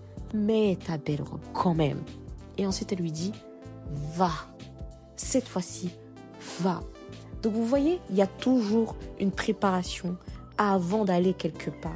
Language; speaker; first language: French; native; French